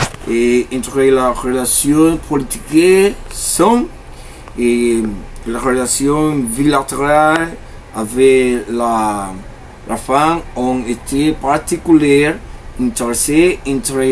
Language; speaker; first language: French; non-native, learner; Spanish